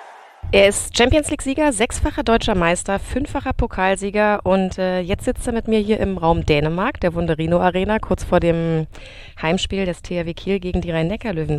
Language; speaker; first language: German; native; German